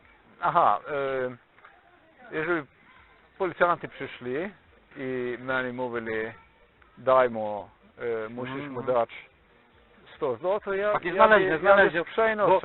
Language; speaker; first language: Polish; non-native, learner; Slovenian